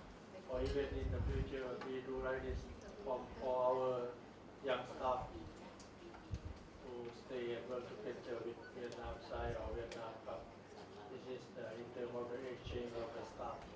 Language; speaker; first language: English; non-native, learner; Thai